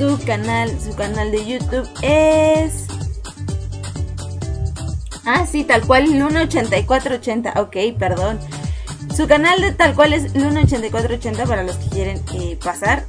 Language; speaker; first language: Spanish; native; Spanish